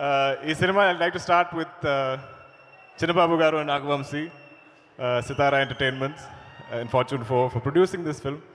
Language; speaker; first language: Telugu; non-native, learner; Malayalam